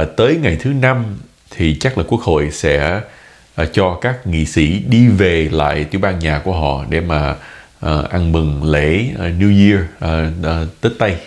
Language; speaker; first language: Vietnamese; early bilingual, heritage; Vietnamese